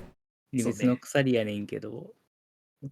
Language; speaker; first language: Japanese; native; Japanese